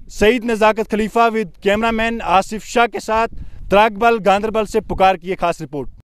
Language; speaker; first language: Hindi; non-native, local second language; Kashmiri